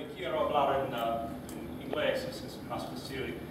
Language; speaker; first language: Spanish; non-native, learner; English